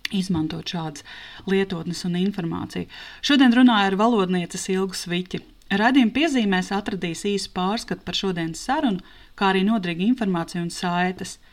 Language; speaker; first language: Latvian; native; Latvian